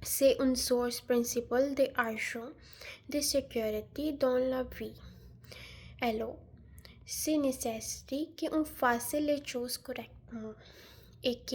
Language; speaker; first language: French; non-native, learner; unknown